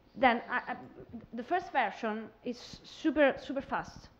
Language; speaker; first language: English; non-native, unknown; Italian